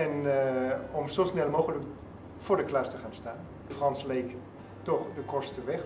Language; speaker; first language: Dutch; non-native, fluent; French